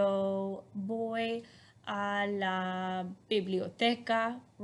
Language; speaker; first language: Spanish; non-native, fluent; English